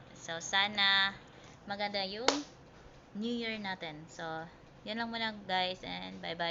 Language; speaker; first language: Filipino; native; Filipino